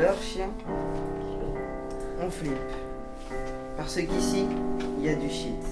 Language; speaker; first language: French; native; French